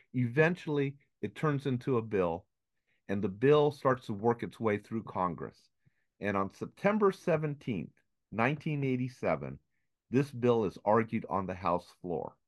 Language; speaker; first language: English; native; English